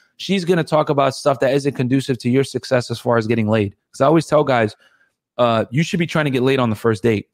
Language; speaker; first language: English; native; English